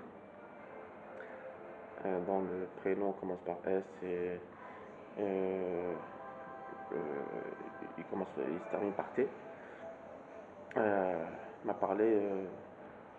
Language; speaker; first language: French; native; French